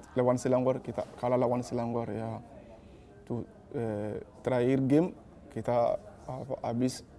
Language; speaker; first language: Malay; non-native, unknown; Bambara